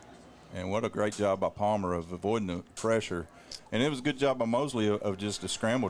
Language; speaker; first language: English; native; English